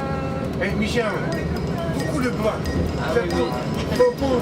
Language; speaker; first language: French; non-native, learner; Dutch